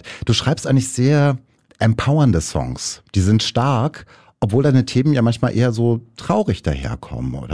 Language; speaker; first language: German; native; German